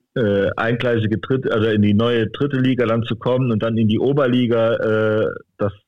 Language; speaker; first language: German; native; German